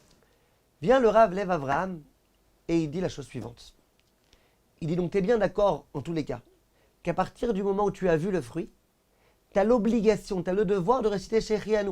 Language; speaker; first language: French; native; French